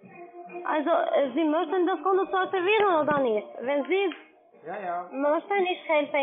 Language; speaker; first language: German; non-native, learner; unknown